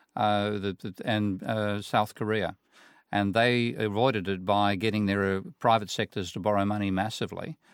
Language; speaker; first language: English; native; English